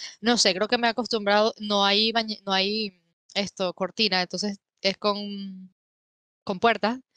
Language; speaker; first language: Spanish; native; Spanish